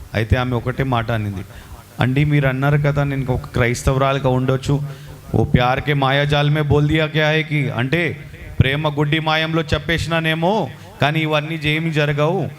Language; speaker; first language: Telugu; non-native, local second language; Urdu